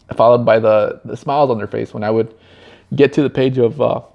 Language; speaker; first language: English; early bilingual, other home language; Spanish